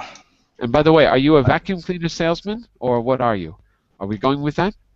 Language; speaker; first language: English; native; English